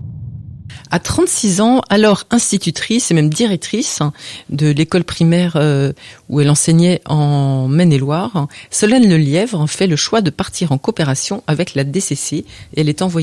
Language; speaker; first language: French; native; French